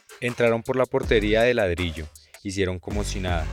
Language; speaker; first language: Spanish; native; Spanish